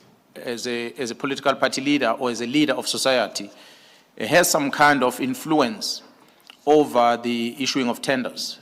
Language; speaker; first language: English; non-native, local second language; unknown